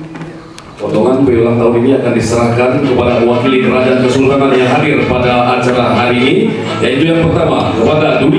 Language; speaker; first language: Indonesian; native; Indonesian